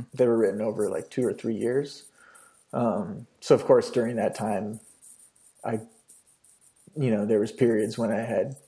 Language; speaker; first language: English; native; English